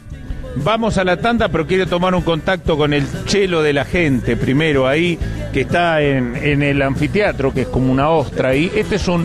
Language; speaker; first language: Spanish; native; Spanish